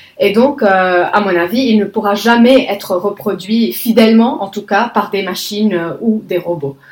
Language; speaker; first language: French; non-native, local second language; Arabic